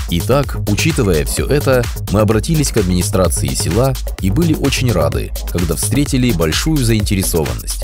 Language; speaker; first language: Russian; native; Russian